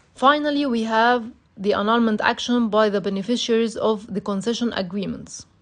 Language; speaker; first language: English; non-native, fluent; Arabic